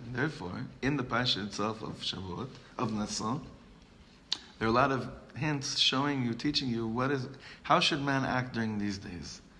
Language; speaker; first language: English; native; English